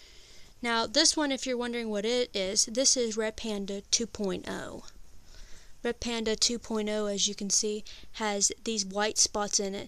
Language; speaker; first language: English; native; English